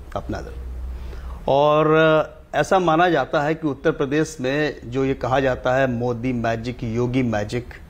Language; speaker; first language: Hindi; native; Hindi